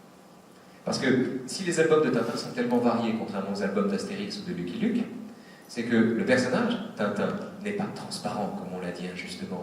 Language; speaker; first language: French; native; French